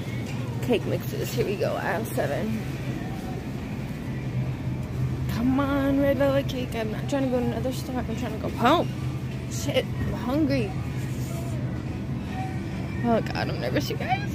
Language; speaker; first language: English; native; English